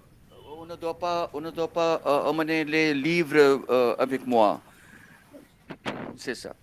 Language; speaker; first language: French; non-native, fluent; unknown